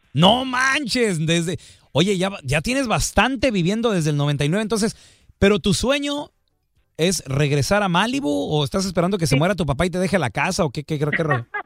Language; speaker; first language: Spanish; native; Spanish